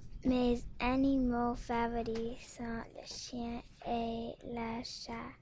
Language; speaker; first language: French; non-native, learner; English